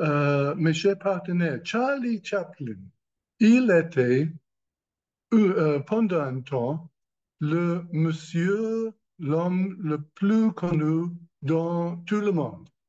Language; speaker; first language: French; non-native, learner; English